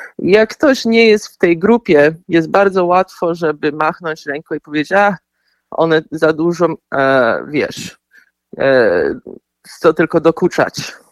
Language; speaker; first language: Polish; early bilingual, heritage; Polish